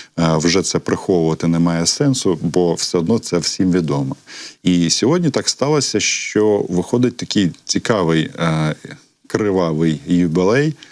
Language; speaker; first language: Ukrainian; native; Ukrainian